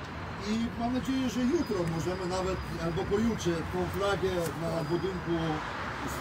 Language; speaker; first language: Polish; non-native, fluent; Ukrainian